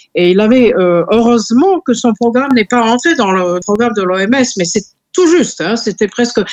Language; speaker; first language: French; non-native, fluent; Serbian